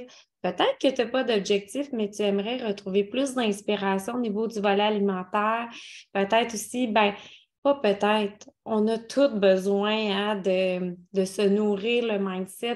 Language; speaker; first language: French; native; French